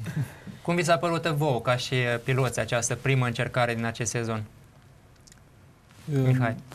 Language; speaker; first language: Romanian; native; Romanian